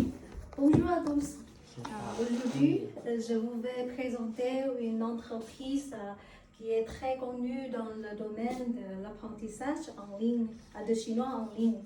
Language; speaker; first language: French; non-native, learner; Vietnamese